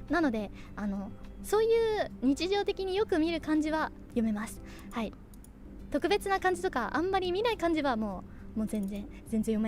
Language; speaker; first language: Japanese; early bilingual, other home language; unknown